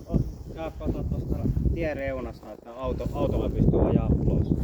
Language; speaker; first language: Finnish; native; Finnish